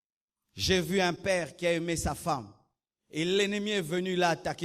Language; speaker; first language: French; non-native, local second language; Lingala